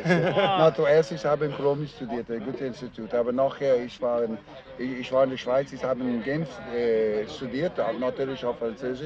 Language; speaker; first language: German; non-native, learner; English